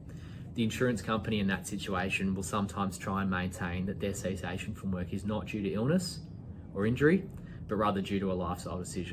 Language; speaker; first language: English; native; English